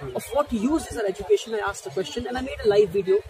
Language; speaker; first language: English; non-native, local second language; Urdu